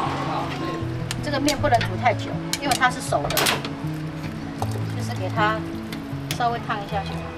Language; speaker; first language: Chinese; native; Chinese